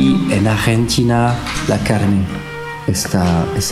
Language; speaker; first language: Spanish; non-native, fluent; French